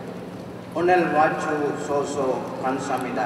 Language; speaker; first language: Korean; non-native, learner; Sinhala